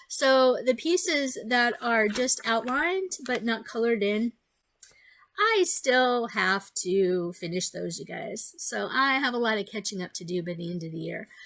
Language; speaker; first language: English; native; English